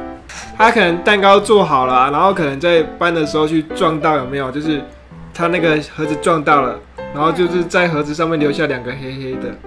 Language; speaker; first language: Chinese; native; Chinese